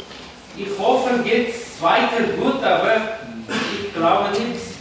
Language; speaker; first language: German; non-native, learner; Kurdish